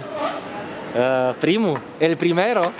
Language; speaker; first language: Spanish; non-native, learner; Romanian